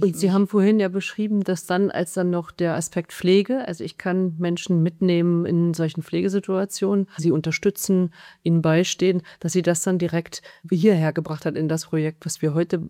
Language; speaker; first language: German; native; German